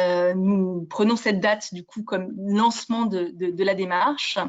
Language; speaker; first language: French; native; French